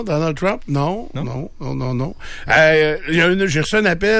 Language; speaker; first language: French; native; French